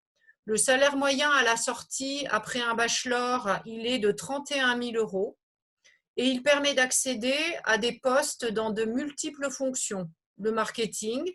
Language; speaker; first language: French; native; French